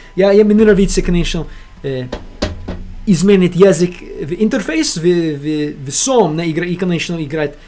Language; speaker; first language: Russian; non-native, learner; English